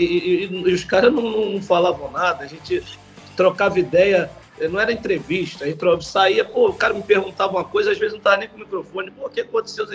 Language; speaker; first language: Portuguese; native; Portuguese